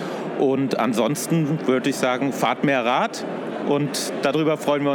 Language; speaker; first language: German; native; German